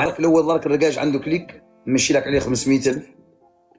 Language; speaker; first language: Arabic; native; Arabic